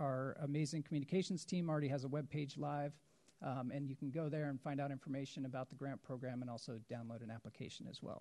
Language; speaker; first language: English; native; English